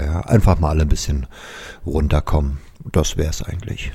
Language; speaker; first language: German; native; German